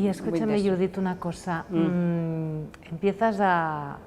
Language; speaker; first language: Spanish; non-native, local second language; Catalan